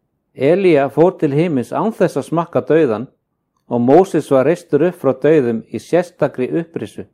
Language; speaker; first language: Icelandic; native; Icelandic